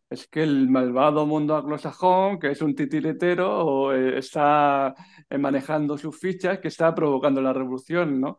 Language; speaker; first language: Spanish; native; Spanish